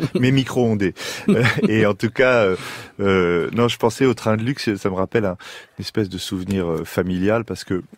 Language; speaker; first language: French; native; French